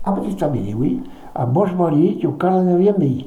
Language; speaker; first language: French; native; French